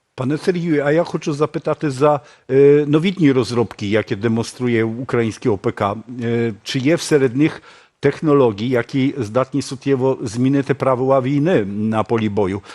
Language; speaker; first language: Ukrainian; native; Ukrainian